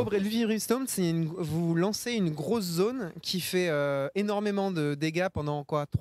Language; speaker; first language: French; native; French